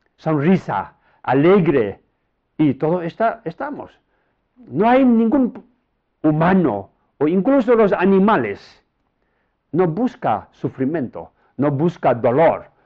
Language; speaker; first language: Spanish; non-native, learner; Tibetan